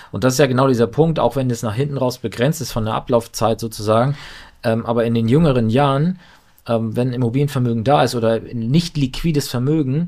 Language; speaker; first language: German; native; German